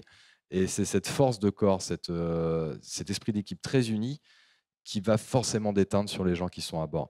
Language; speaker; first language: French; native; French